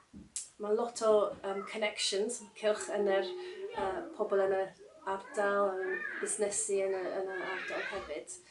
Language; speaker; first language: Welsh; non-native, learner; English